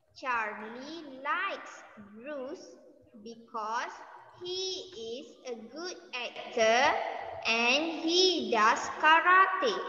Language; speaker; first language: English; non-native, local second language; Malay